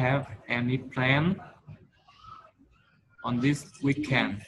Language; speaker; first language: English; non-native, fluent; Vietnamese